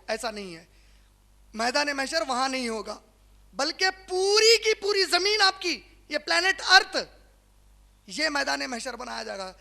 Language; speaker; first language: Hindi; non-native, local second language; Urdu